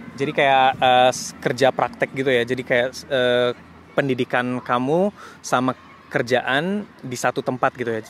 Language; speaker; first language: Indonesian; native; Indonesian